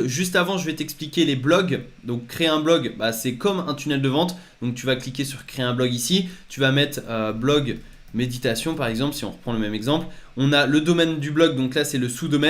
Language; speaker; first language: French; native; French